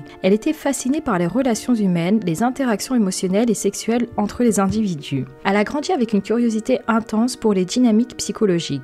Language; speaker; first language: French; native; French